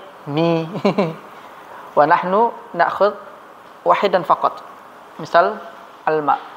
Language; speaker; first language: Arabic; non-native, fluent; Indonesian